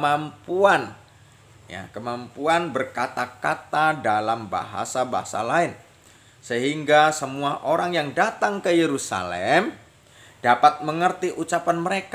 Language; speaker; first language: Indonesian; native; Indonesian